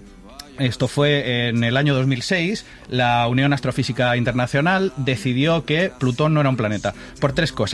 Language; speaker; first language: Spanish; native; Spanish